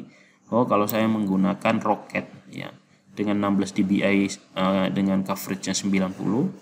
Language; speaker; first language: Indonesian; native; Indonesian